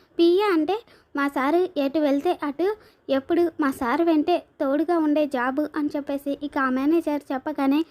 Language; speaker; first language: Telugu; native; Telugu